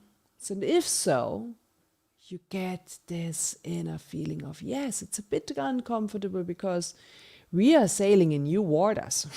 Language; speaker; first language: English; non-native, fluent; German